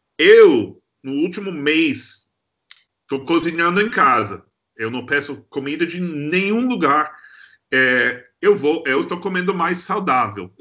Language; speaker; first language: Portuguese; non-native, fluent; English